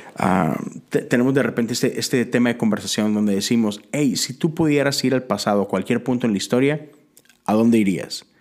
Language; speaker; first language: Spanish; native; Spanish